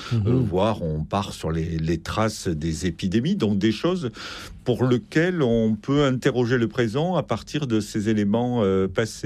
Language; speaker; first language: French; native; French